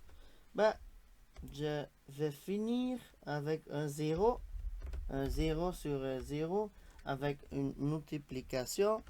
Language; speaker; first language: French; non-native, local second language; Dutch